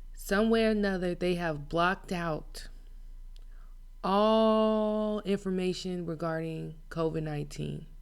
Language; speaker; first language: English; native; English